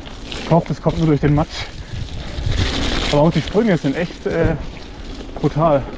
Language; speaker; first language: German; native; German